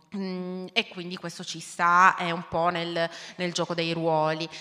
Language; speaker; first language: Italian; native; Italian